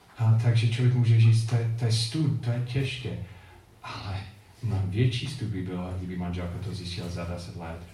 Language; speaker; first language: Czech; non-native, fluent; English